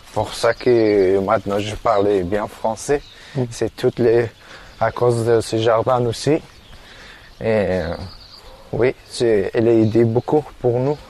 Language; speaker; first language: French; non-native, learner; Persian